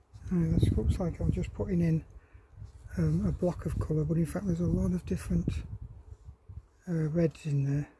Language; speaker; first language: English; native; English